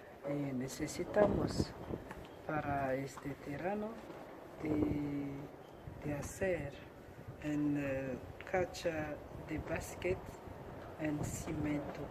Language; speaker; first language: Spanish; non-native, learner; Malagasy